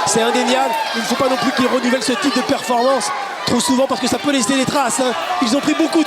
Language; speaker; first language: French; native; French